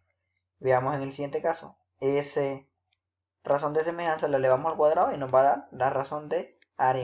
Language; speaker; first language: Spanish; native; Spanish